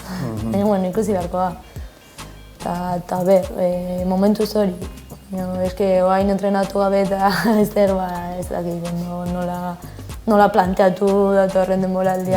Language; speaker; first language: Basque; non-native, local second language; Spanish